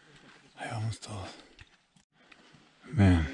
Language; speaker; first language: Spanish; native; Spanish